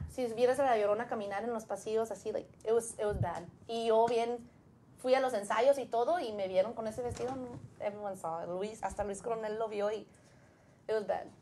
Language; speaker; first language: Spanish; early bilingual, heritage; Spanish